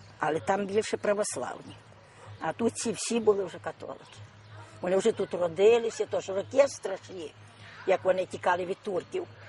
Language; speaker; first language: Ukrainian; native; Ukrainian